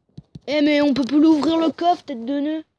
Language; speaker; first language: French; native; French